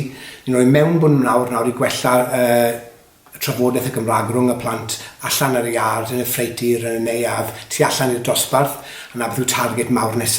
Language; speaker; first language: Welsh; native; Welsh